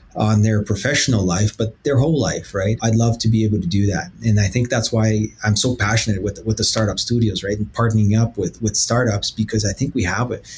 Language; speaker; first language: English; early bilingual, other home language; Portuguese